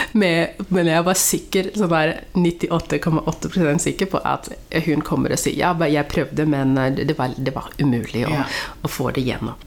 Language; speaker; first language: Norwegian; early bilingual, other home language; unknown